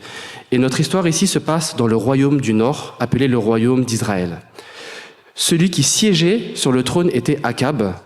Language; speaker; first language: French; native; French